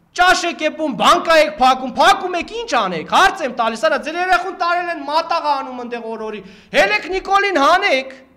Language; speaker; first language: Armenian; native; Armenian